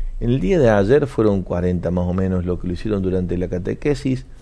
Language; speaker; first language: Spanish; native; Spanish